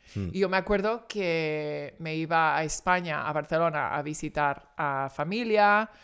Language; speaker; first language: Spanish; early bilingual, heritage; Spanish